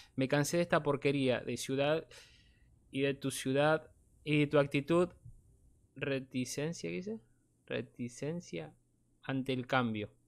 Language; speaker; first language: Spanish; native; Spanish